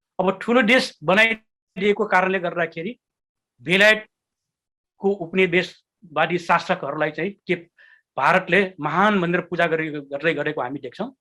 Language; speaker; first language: Nepali; non-native, local second language; Newari